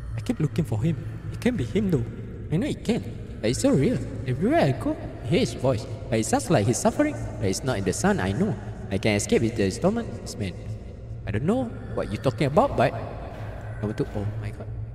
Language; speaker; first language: English; non-native, local second language; Malay